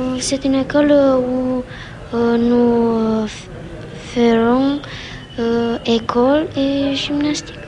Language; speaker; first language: French; non-native, learner; Romanian